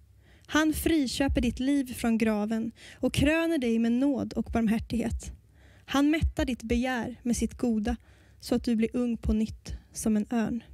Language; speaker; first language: Swedish; native; Swedish